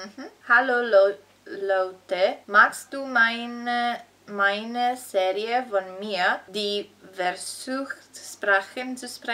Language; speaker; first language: German; non-native, learner; Italian